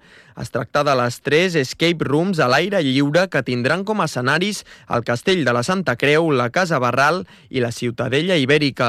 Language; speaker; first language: Catalan; native; Catalan